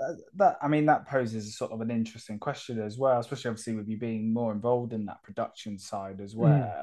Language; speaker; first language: English; native; English